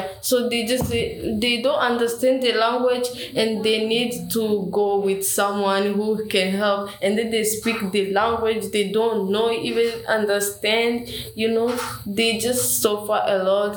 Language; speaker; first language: English; non-native, learner; Rundi